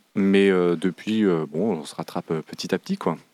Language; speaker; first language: French; native; French